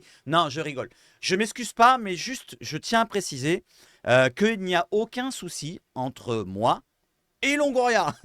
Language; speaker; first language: French; native; French